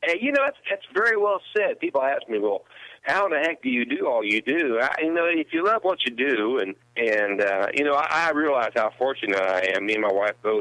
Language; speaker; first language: English; native; English